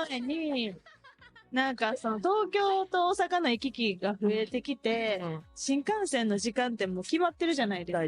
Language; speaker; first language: Japanese; native; Japanese